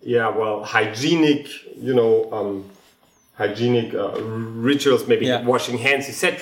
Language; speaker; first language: English; non-native, fluent; German